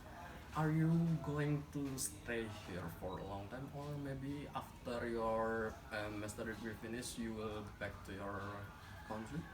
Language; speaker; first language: English; non-native, learner; Indonesian